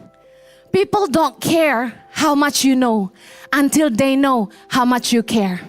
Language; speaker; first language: English; non-native, fluent; Indonesian